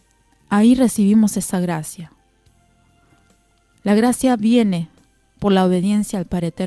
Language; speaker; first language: Spanish; native; Spanish